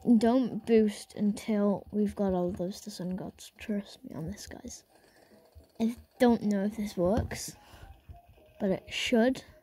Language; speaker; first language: English; native; English